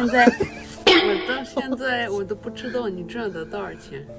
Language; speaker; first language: Chinese; non-native, fluent; French